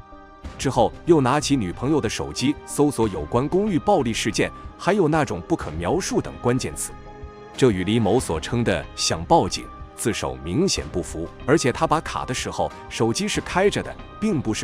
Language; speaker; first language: Chinese; native; Chinese